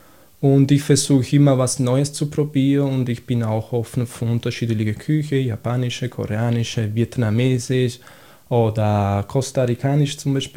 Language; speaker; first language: German; non-native, fluent; Italian